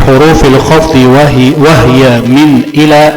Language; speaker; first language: Arabic; non-native, fluent; Indonesian